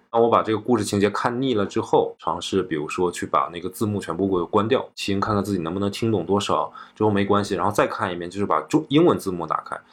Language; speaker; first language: Chinese; native; Chinese